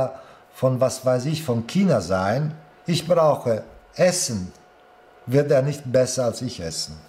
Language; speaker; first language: German; non-native, fluent; Italian